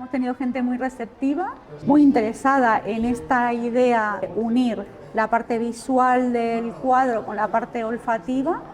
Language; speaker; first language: Spanish; native; Spanish